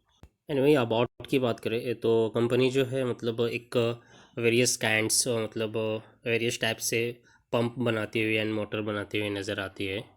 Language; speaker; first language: Hindi; native; Hindi